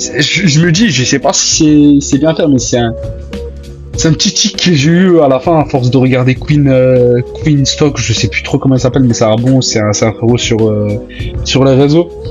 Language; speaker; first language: French; native; French